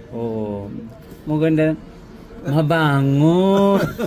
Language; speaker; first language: Filipino; non-native, learner; Arabic